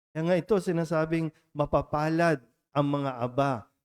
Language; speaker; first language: Filipino; native; Filipino